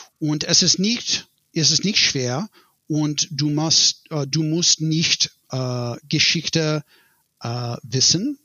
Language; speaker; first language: German; non-native, learner; English